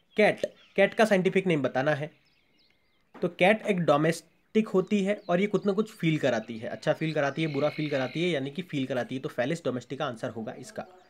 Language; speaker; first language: Hindi; native; Hindi